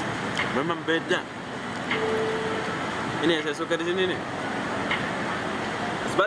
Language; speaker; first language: Indonesian; non-native, local second language; Sasak